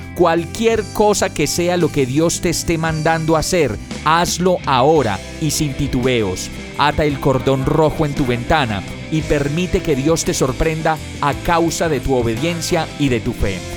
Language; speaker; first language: Spanish; native; Spanish